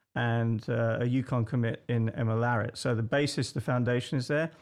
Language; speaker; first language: English; native; English